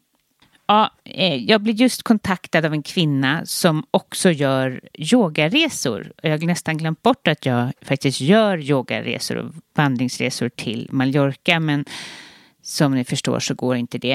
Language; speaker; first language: Swedish; native; Swedish